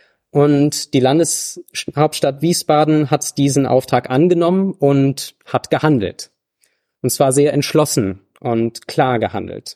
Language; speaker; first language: German; native; German